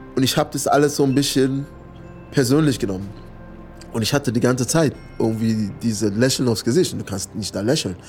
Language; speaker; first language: German; non-native, fluent; English